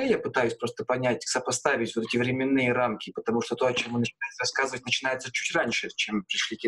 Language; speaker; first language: Russian; native; Russian